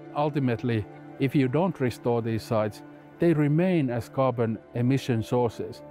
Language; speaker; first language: English; non-native, fluent; Finnish